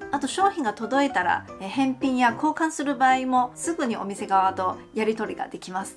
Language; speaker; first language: Japanese; non-native, fluent; Chinese